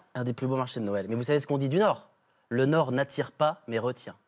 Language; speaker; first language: French; native; French